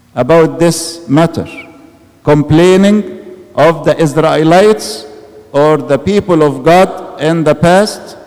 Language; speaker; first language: English; non-native, fluent; Arabic